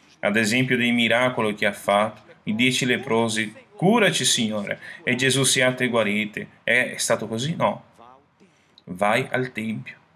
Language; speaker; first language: Italian; non-native, fluent; Portuguese